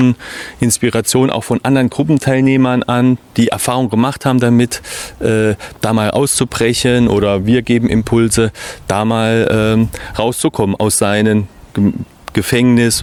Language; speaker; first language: German; native; German